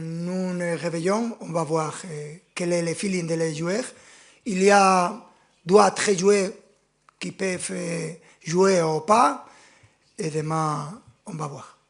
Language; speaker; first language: French; non-native, fluent; Spanish